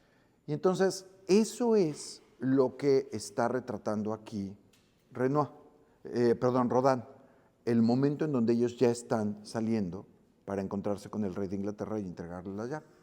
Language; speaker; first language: Spanish; native; Spanish